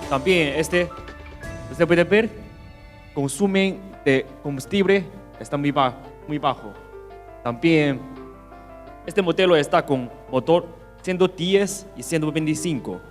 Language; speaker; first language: Spanish; non-native, learner; Chinese